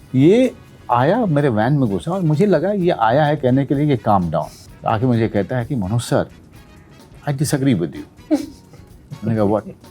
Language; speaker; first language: Hindi; native; Hindi